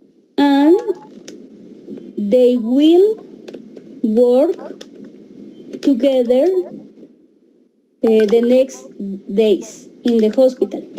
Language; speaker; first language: English; non-native, learner; Spanish